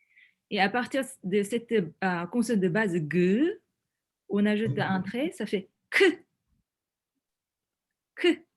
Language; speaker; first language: French; non-native, fluent; Korean